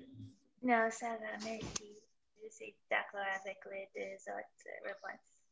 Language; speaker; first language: French; non-native, fluent; English